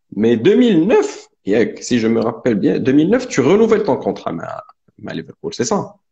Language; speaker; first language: French; non-native, local second language; Arabic